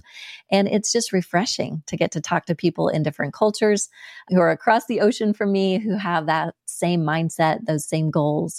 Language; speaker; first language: English; native; English